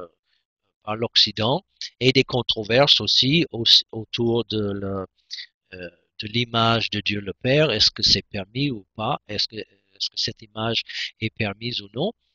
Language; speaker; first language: French; non-native, fluent; English